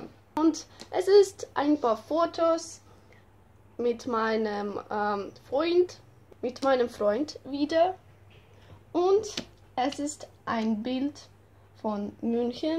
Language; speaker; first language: German; non-native, learner; Russian